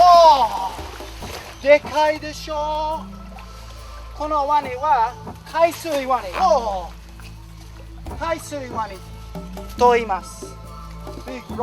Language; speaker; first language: Japanese; non-native, learner; English